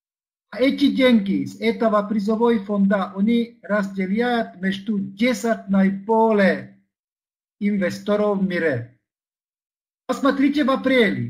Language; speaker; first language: Russian; non-native, fluent; Czech